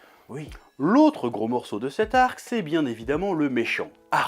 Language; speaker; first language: French; native; French